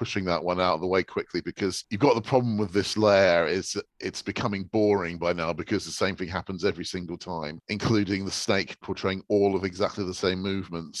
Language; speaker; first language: English; native; English